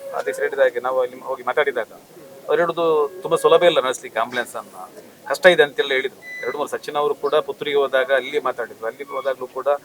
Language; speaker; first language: Kannada; native; Kannada